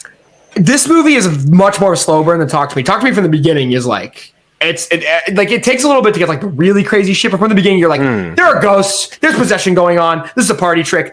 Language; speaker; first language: English; native; English